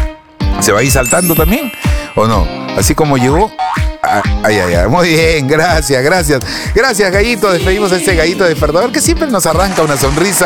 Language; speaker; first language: Spanish; native; Spanish